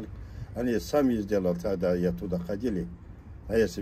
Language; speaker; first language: Russian; non-native, local second language; Kazakh